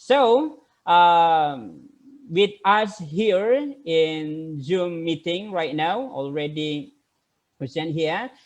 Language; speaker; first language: English; non-native, fluent; Indonesian